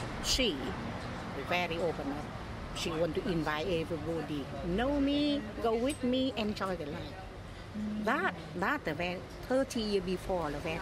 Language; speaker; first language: English; non-native, learner; Vietnamese